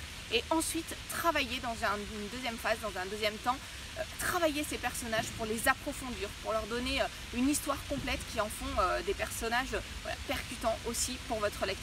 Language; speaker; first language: French; native; French